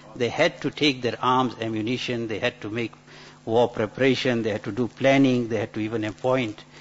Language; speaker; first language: English; native; English